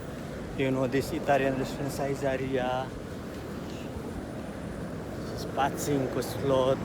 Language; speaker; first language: English; non-native, learner; Nepali